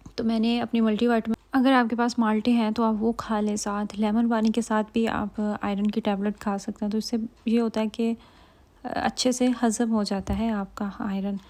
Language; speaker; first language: Urdu; native; Urdu